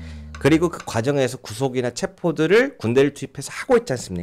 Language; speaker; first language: Korean; native; Korean